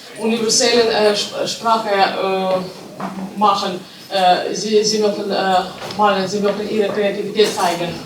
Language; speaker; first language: German; non-native, learner; Ukrainian